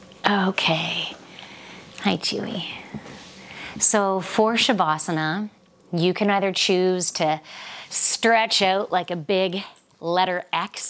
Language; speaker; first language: English; native; English